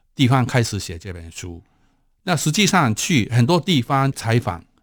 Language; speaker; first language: Chinese; non-native, fluent; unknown